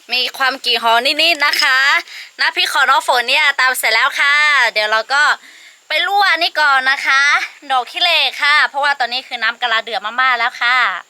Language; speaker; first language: Thai; non-native, local second language; Lahu